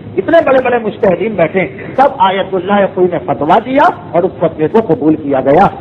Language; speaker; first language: Urdu; native; Urdu